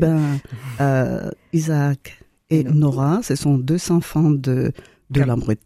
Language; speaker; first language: French; non-native, fluent; Spanish